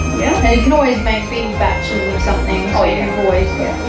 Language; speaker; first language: English; non-native, fluent; Russian